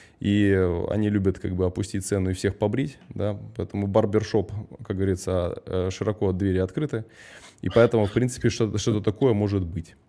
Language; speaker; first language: Russian; early bilingual, heritage; Russian